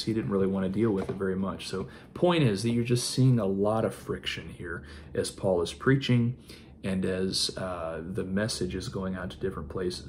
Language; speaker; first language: English; native; English